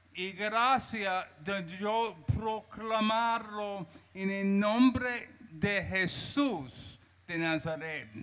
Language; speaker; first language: Spanish; non-native, learner; English